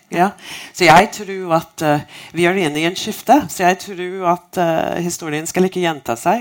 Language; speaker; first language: Norwegian; non-native, fluent; English